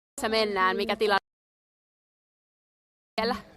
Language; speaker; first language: Finnish; native; Finnish